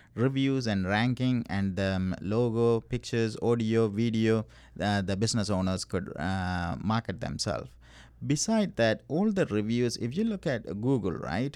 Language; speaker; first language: English; non-native, local second language; Tamil